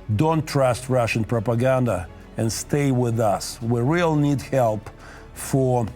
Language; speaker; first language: English; non-native, learner; Ukrainian